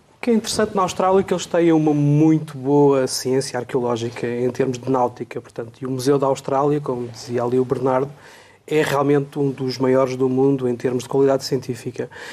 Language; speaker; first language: Portuguese; native; Portuguese